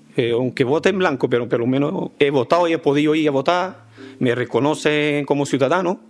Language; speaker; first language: Spanish; early bilingual, other home language; Albanian